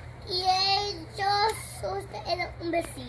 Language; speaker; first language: Spanish; early bilingual, heritage; Spanish